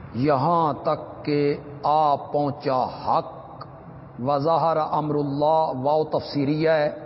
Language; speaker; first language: Urdu; non-native, local second language; Punjabi